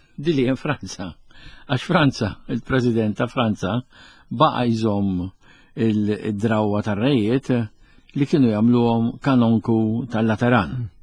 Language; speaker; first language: Maltese; native; Maltese